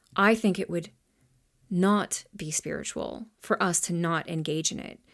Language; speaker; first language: English; native; English